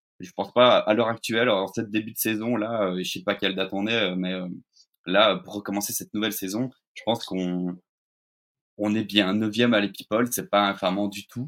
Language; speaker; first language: French; native; French